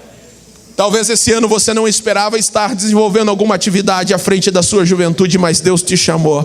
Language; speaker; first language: Portuguese; native; Portuguese